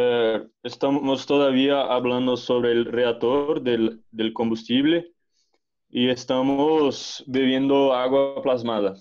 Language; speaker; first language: Spanish; non-native, learner; Portuguese